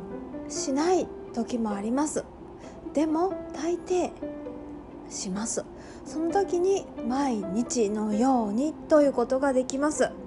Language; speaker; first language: Japanese; non-native, learner; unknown